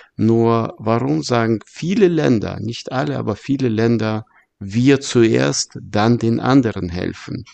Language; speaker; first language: German; early bilingual, other home language; Russian